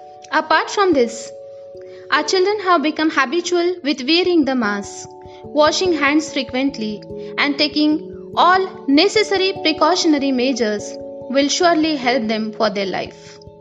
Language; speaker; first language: English; non-native, local second language; Marathi